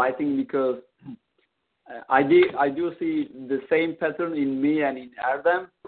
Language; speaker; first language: English; non-native, fluent; Turkish